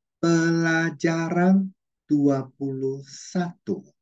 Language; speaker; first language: Indonesian; non-native, fluent; Chinese